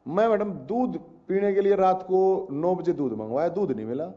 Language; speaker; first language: Hindi; native; Hindi